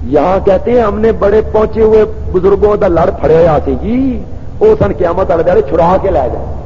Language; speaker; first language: Urdu; non-native, local second language; Punjabi